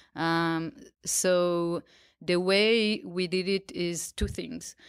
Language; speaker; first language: English; non-native, fluent; Hebrew